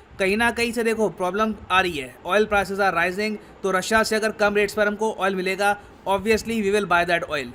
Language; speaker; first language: Hindi; native; Hindi